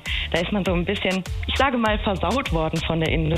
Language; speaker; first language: German; native; German